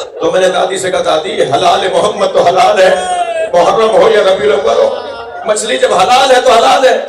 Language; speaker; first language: Urdu; non-native, local second language; Sindhi